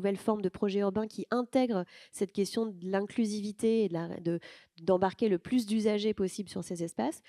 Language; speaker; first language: French; native; French